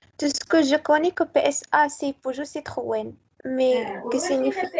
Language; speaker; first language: French; non-native, local second language; Arabic